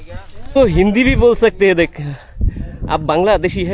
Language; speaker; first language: Hindi; non-native, learner; Bangla